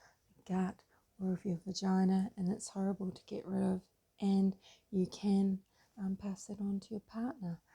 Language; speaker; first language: English; native; English